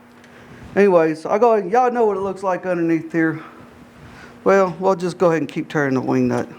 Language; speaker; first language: English; native; English